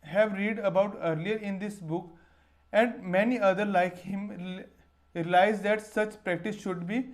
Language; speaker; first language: English; non-native, local second language; Punjabi